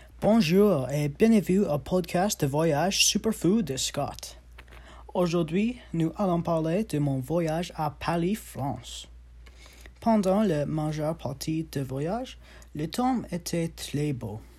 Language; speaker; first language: French; non-native, learner; English